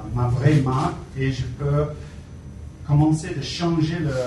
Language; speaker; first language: French; non-native, fluent; English